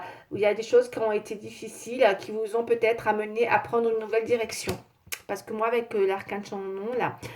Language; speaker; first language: French; native; French